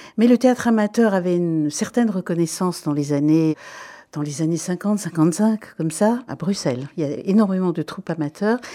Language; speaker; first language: French; native; French